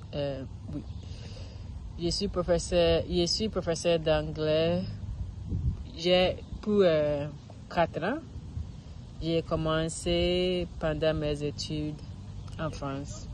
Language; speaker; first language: French; non-native, learner; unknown